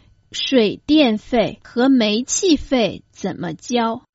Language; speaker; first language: Chinese; non-native, fluent; Croatian